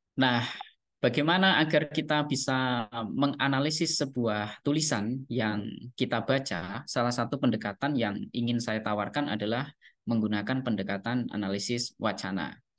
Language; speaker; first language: Indonesian; non-native, local second language; Javanese